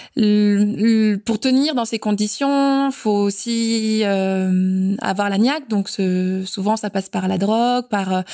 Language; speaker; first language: French; native; French